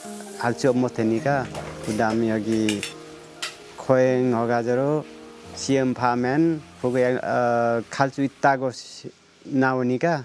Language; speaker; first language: Korean; non-native, learner; Nepali